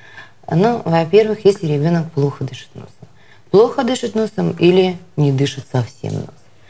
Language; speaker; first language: Russian; native; Russian